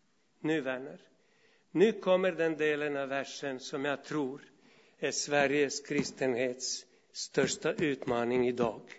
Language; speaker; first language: Swedish; non-native, fluent; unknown